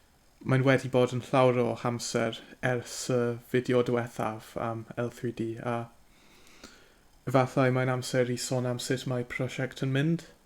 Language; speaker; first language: Welsh; non-native, learner; English